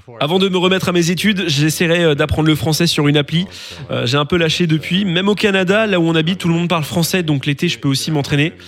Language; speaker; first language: French; non-native, local second language; English